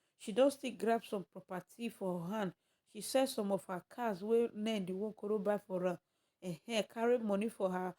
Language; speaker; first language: Nigerian Pidgin; native; Nigerian Pidgin